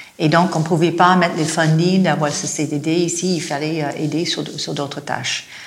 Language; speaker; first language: French; non-native, fluent; English